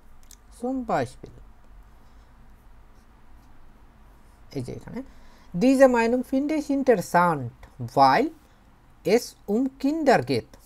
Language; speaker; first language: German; non-native, fluent; Bangla